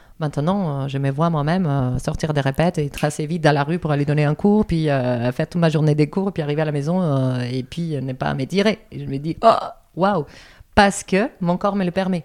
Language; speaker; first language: French; non-native, fluent; Spanish